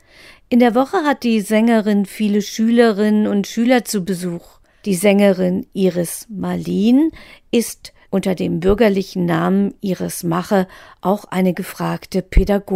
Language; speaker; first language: German; native; German